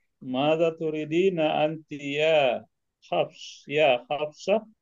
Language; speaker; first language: Arabic; non-native, learner; Indonesian